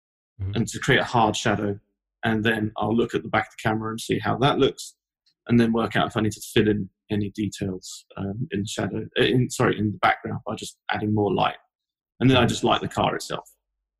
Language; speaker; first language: English; native; English